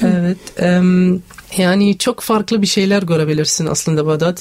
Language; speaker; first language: Turkish; non-native, learner; Arabic